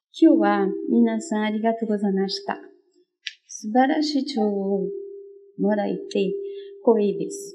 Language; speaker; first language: Japanese; non-native, fluent; Portuguese